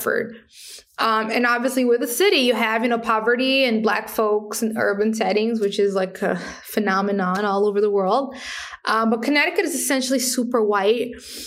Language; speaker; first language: English; non-native, fluent; Portuguese